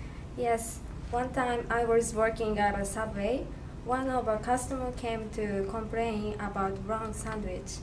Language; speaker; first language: English; non-native, learner; Japanese